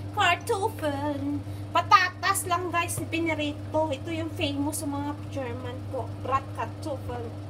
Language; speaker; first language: Filipino; native; Filipino